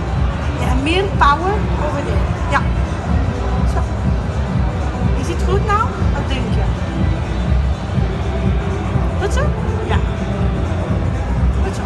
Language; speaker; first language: Dutch; non-native, learner; Italian